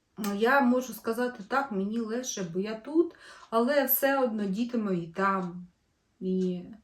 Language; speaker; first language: Ukrainian; native; Ukrainian